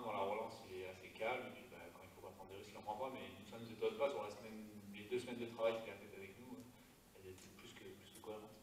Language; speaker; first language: French; native; French